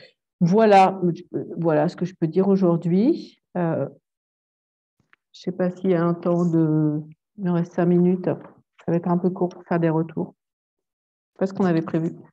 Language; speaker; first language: French; native; French